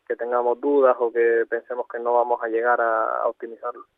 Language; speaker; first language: Spanish; native; Spanish